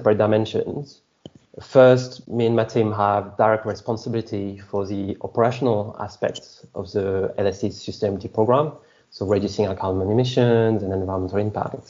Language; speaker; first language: English; non-native, fluent; French